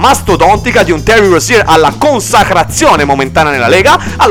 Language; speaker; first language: Italian; native; Italian